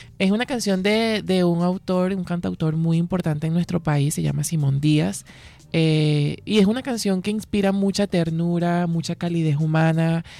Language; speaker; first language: Spanish; native; Spanish